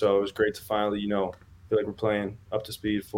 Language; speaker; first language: English; native; English